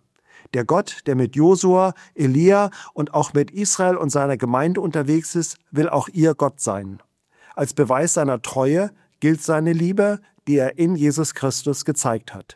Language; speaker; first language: German; native; German